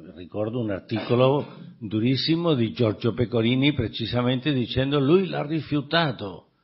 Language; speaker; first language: Italian; non-native, fluent; Spanish